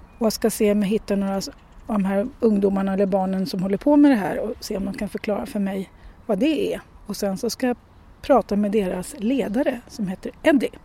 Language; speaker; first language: Swedish; native; Swedish